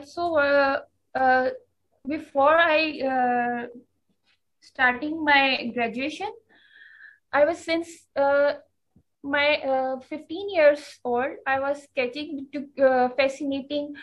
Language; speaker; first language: English; non-native, local second language; Punjabi